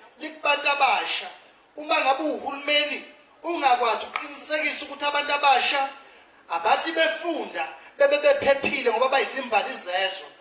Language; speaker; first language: Zulu; native; Zulu